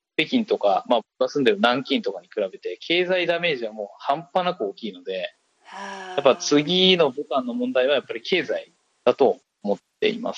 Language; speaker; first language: Japanese; native; Japanese